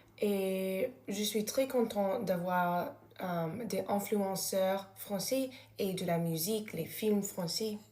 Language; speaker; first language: French; non-native, learner; English